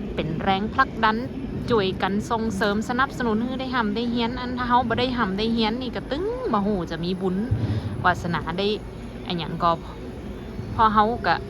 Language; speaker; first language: Thai; native; Thai